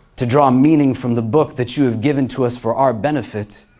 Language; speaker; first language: English; native; English